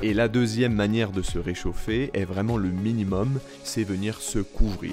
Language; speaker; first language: French; native; French